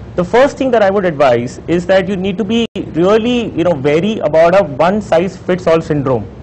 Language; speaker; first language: English; non-native, local second language; Hindi